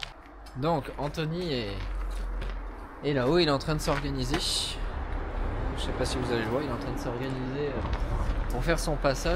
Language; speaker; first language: French; native; French